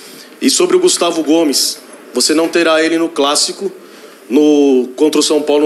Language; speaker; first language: Portuguese; native; Portuguese